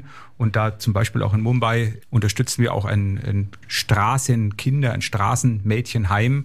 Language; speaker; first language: German; native; German